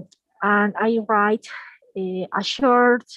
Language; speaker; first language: English; non-native, learner; Spanish